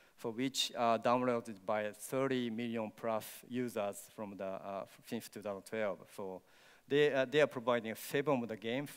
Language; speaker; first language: English; non-native, learner; Japanese